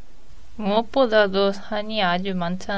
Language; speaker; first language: Korean; non-native, learner; Japanese